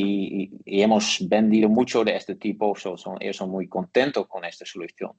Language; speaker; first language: Spanish; non-native, learner; Dutch